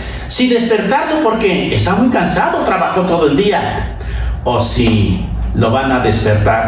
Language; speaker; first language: Spanish; native; Spanish